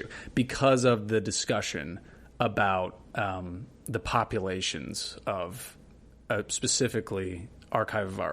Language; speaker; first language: English; native; English